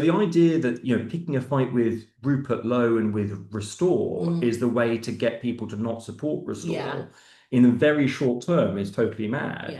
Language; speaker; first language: English; native; English